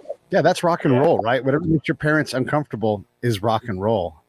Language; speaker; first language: English; native; English